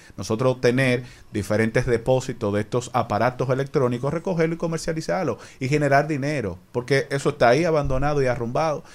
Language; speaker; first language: Spanish; native; Spanish